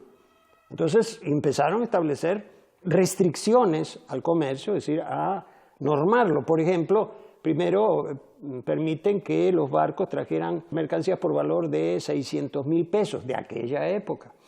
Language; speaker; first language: Spanish; native; Spanish